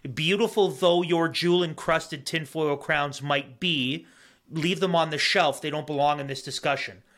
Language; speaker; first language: English; native; English